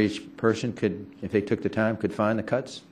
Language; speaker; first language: English; native; English